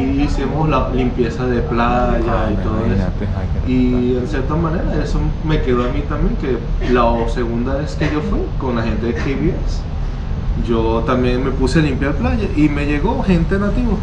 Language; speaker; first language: Spanish; native; Spanish